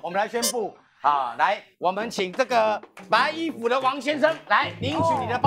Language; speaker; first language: Chinese; native; Chinese